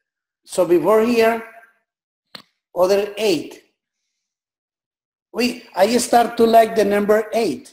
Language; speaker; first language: English; non-native, learner; Spanish